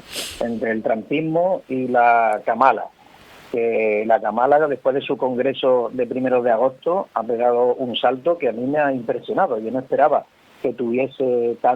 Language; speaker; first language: Spanish; native; Spanish